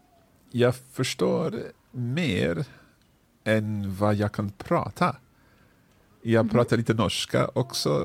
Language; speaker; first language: Swedish; non-native, learner; English